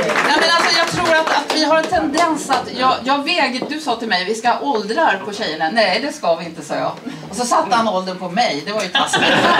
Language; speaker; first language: Swedish; native; Swedish